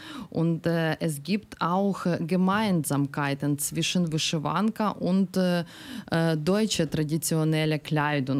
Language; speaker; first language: German; non-native, learner; Ukrainian